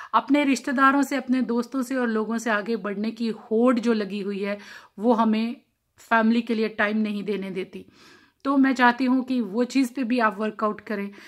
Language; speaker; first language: Hindi; non-native, local second language; Punjabi